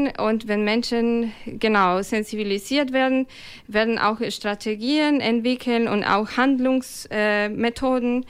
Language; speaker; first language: German; non-native, fluent; Spanish